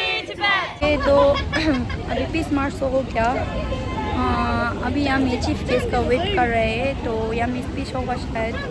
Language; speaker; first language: Hindi; non-native, local second language; Tibetan